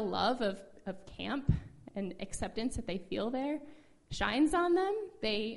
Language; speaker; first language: English; native; English